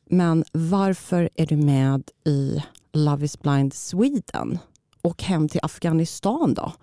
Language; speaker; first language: Swedish; early bilingual, other home language; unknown